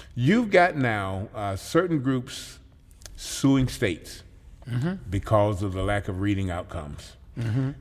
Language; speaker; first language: English; native; English